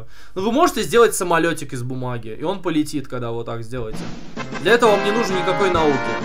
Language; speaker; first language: Russian; native; Russian